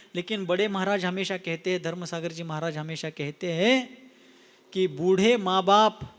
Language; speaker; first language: Hindi; non-native, local second language; Marathi